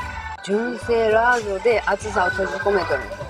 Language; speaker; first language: Japanese; native; Japanese